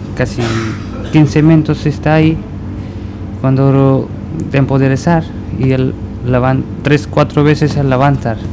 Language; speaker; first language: Spanish; non-native, learner; Punjabi